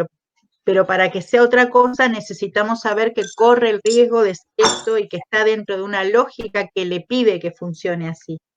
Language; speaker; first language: Spanish; native; Spanish